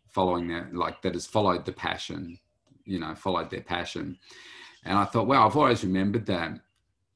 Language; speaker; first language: English; native; English